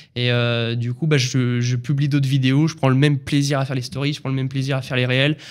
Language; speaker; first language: French; native; French